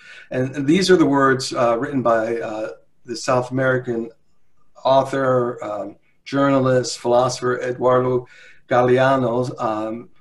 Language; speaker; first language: English; native; English